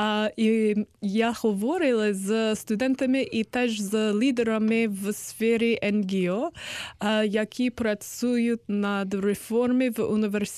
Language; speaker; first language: Ukrainian; non-native, learner; English